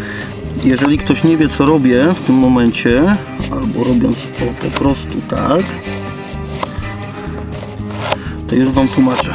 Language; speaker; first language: Polish; native; Polish